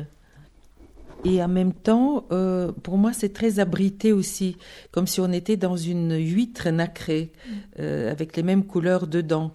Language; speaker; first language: French; non-native, fluent; Bulgarian